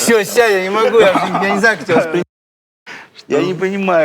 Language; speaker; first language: Russian; native; Russian